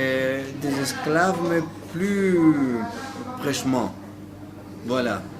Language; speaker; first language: French; non-native, fluent; Greek